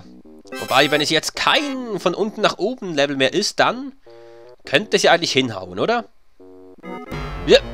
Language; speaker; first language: German; native; German